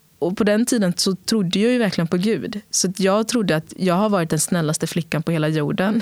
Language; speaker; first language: Swedish; early bilingual, other home language; Portuguese